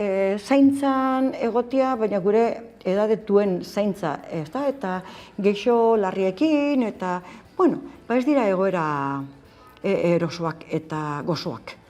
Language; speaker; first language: Basque; native; Basque